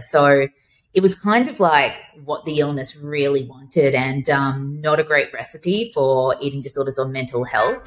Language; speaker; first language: English; native; English